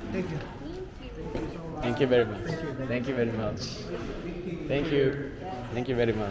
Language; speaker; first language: English; non-native, learner; Korean